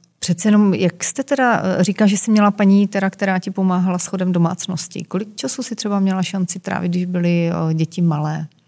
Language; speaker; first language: Czech; native; Czech